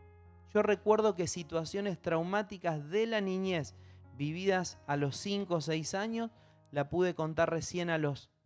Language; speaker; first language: Spanish; native; Spanish